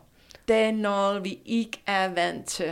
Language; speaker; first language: Danish; non-native, fluent; English